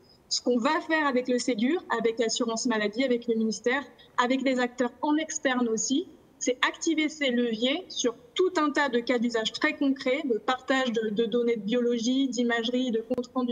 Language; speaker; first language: French; native; French